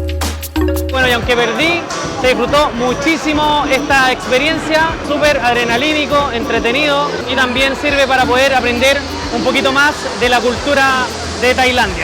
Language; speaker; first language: Spanish; native; Spanish